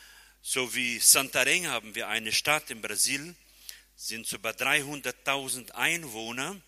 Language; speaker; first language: German; non-native, fluent; Portuguese